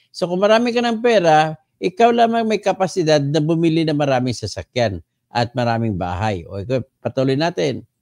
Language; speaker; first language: Filipino; native; Filipino